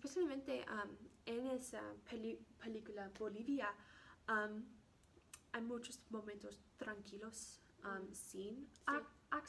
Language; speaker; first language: Spanish; non-native, learner; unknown